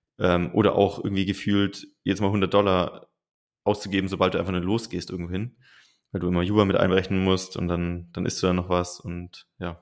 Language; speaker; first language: German; native; German